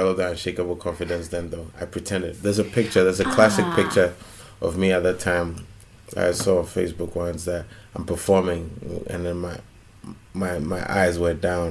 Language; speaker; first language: English; non-native, local second language; Akan